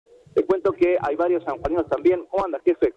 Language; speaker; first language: Spanish; native; Spanish